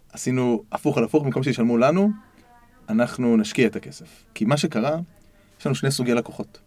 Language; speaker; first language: Hebrew; native; Hebrew